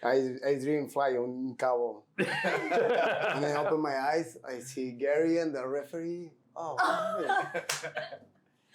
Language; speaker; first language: English; non-native, learner; Spanish